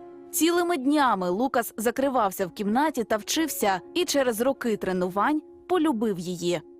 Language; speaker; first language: Ukrainian; native; Ukrainian